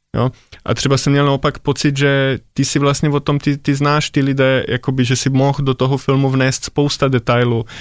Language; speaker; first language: Czech; non-native, fluent; Slovenian